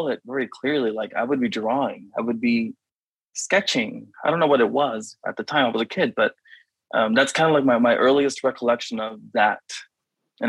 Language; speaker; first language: English; native; English